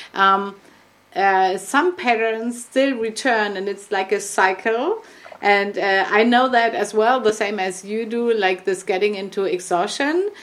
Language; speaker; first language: English; non-native, fluent; German